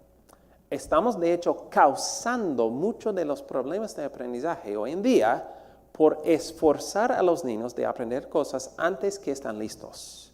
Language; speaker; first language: Spanish; non-native, fluent; English